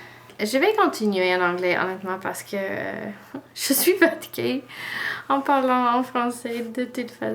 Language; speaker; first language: French; non-native, learner; English